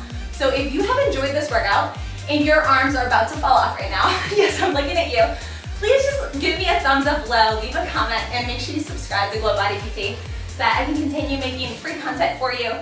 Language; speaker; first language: English; native; English